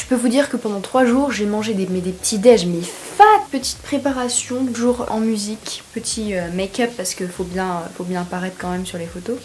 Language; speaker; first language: French; native; French